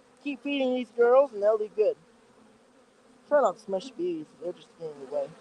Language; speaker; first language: English; native; English